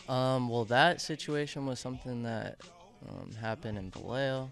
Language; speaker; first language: English; native; English